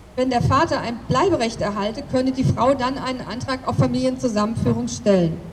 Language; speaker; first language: German; native; German